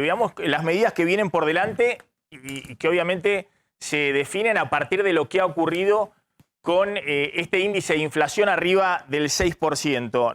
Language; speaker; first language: Spanish; native; Spanish